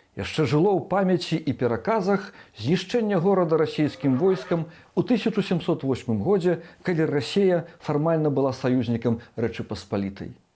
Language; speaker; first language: Belarusian; native; Belarusian